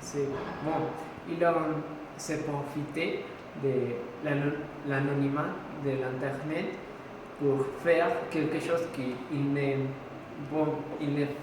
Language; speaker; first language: French; non-native, learner; Spanish